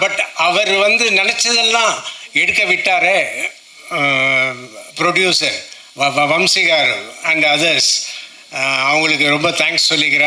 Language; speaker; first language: Tamil; non-native, local second language; Telugu